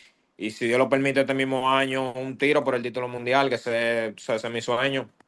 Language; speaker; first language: Spanish; native; Spanish